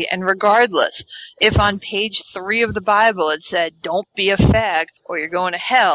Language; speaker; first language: English; native; English